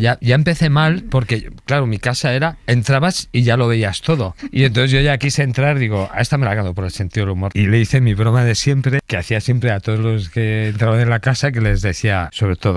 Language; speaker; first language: Spanish; native; Spanish